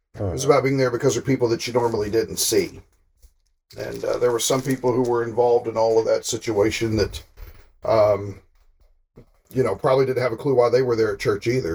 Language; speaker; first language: English; native; English